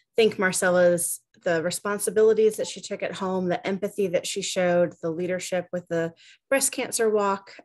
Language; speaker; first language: English; native; English